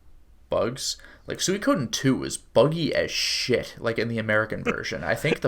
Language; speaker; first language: English; native; English